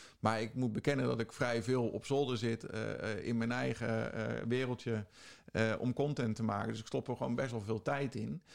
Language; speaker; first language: Dutch; native; Dutch